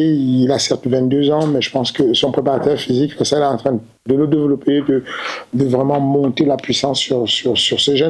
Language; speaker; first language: French; native; French